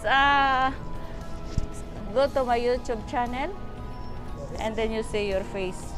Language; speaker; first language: English; non-native, local second language; Filipino